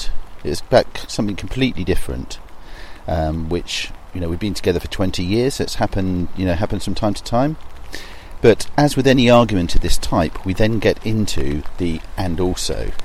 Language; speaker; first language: English; native; English